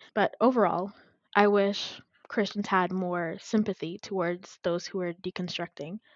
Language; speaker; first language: English; non-native, fluent; Amharic